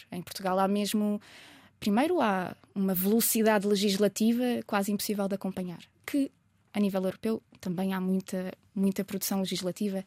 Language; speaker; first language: Portuguese; native; Portuguese